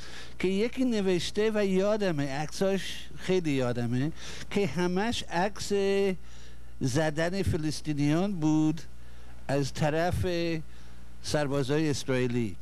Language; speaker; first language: Persian; non-native, fluent; English